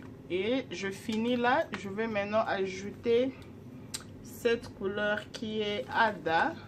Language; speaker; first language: French; non-native, local second language; Lingala